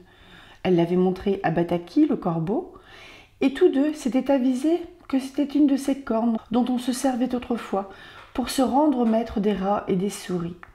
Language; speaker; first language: French; native; French